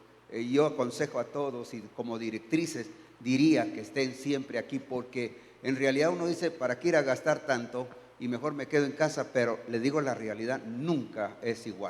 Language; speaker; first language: Spanish; native; Spanish